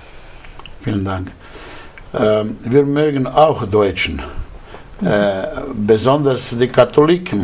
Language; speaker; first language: German; non-native, learner; Slovenian